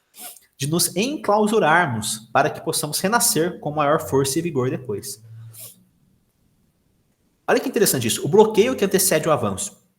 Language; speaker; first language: Portuguese; native; Portuguese